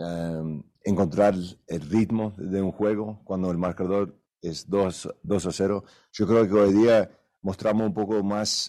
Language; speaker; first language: Spanish; early bilingual, heritage; Spanish